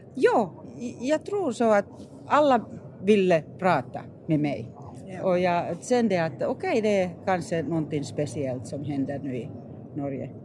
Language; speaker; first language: Swedish; non-native, learner; Finnish